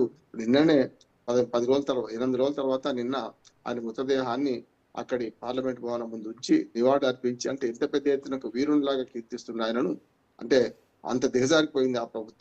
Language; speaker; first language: Telugu; native; Telugu